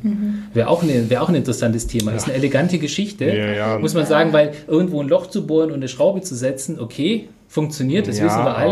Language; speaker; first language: German; native; German